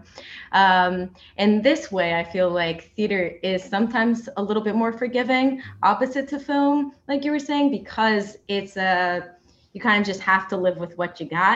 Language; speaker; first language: English; native; English